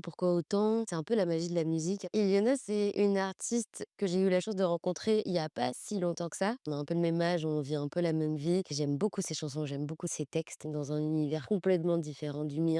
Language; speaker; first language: French; native; French